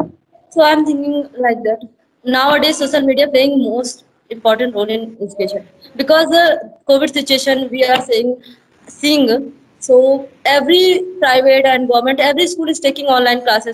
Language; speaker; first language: English; non-native, learner; Hindi